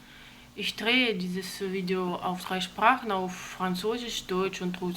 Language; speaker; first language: German; non-native, learner; Russian